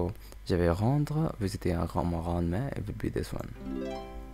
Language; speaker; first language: French; non-native, learner; English